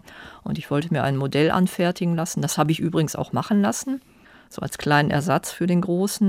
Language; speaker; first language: German; native; German